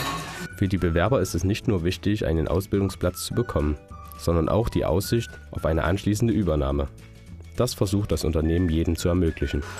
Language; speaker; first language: German; native; German